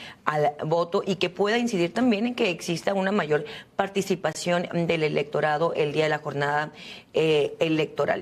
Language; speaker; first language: Spanish; native; Spanish